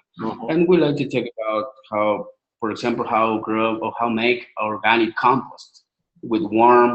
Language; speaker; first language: English; non-native, learner; Spanish